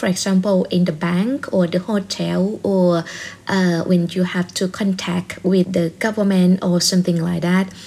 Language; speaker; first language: English; non-native, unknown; Thai